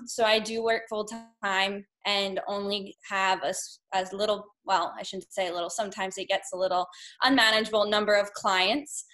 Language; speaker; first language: English; native; English